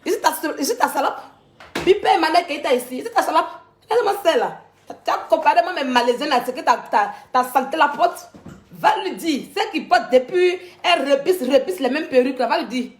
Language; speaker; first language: French; native; French